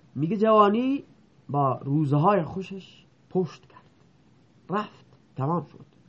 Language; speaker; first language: Persian; non-native, local second language; Baluchi